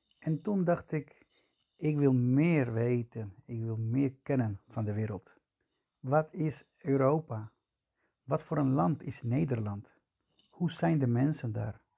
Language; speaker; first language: Dutch; non-native, fluent; Spanish